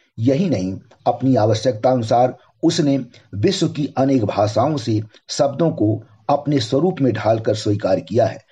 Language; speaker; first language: Hindi; native; Hindi